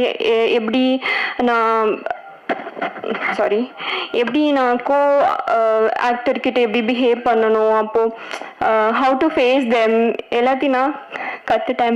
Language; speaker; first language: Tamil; non-native, learner; Bangla